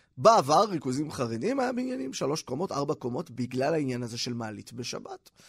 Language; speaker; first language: Hebrew; native; Hebrew